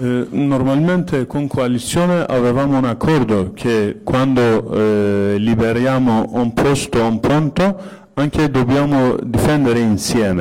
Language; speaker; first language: Italian; non-native, fluent; Kurdish